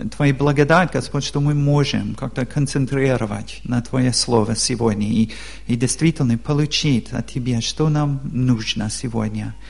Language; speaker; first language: Russian; non-native, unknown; English